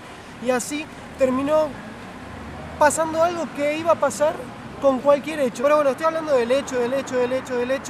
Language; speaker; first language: Spanish; native; Spanish